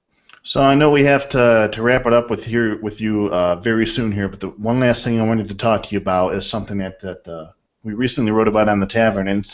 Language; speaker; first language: English; native; English